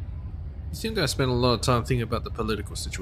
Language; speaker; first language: English; native; English